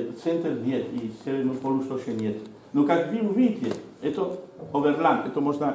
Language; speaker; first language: Russian; non-native, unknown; Spanish